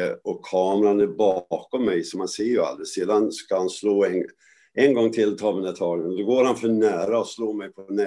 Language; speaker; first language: Swedish; native; Swedish